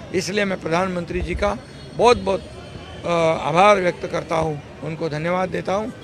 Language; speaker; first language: Hindi; non-native, local second language; Marathi